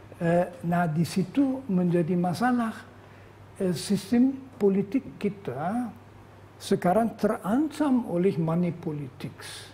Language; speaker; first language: Indonesian; non-native, fluent; German